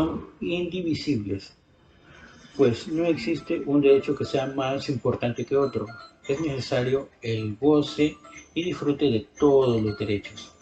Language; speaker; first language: Spanish; native; Spanish